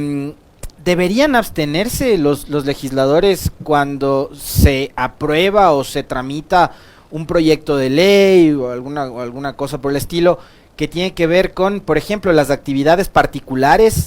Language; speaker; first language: Spanish; native; Spanish